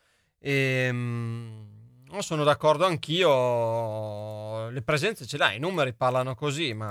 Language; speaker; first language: Italian; native; Italian